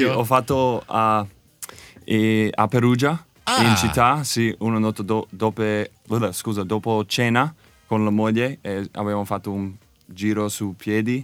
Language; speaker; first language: Italian; non-native, learner; English